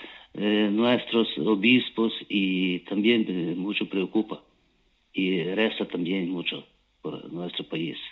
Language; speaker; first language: Spanish; non-native, learner; Ukrainian